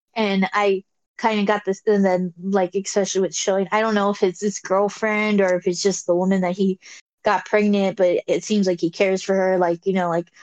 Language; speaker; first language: English; native; English